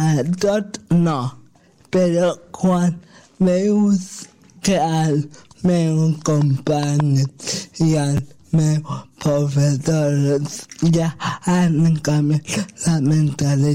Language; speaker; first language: Catalan; non-native, local second language; Spanish